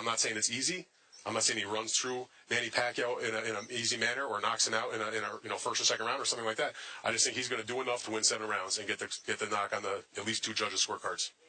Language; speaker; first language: English; native; English